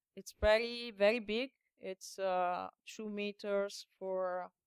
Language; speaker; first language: English; non-native, learner; Italian